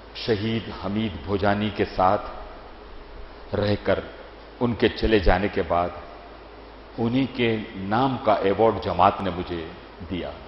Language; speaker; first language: Urdu; non-native, local second language; Gujarati